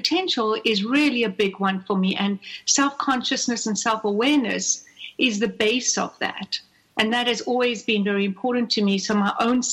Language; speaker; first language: English; native; English